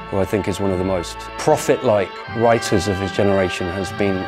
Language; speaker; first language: English; native; English